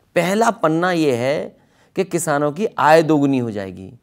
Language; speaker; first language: Hindi; native; Hindi